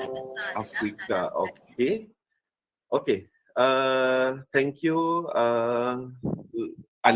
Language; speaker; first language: English; non-native, fluent; Malay